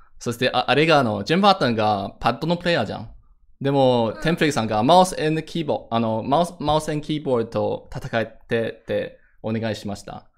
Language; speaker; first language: Japanese; non-native, learner; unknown